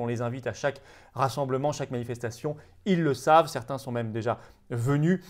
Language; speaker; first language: French; native; French